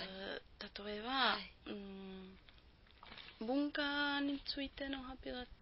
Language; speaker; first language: Japanese; non-native, learner; Spanish